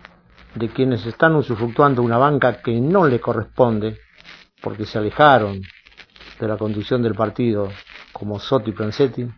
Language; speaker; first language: Spanish; native; Spanish